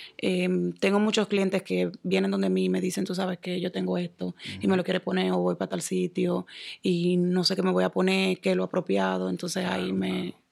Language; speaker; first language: Spanish; native; Spanish